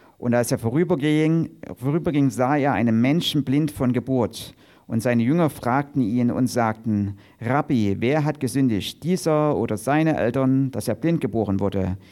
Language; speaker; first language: German; native; German